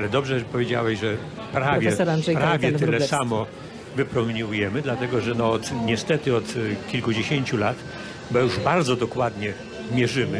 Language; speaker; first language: Polish; native; Polish